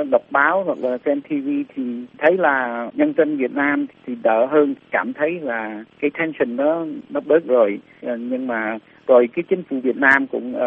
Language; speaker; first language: Vietnamese; early bilingual, heritage; Vietnamese